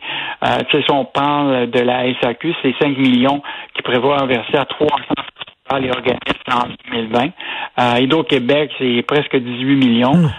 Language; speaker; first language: French; native; French